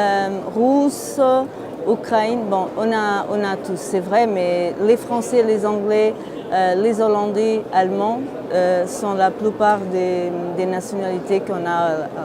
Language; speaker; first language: French; non-native, fluent; Portuguese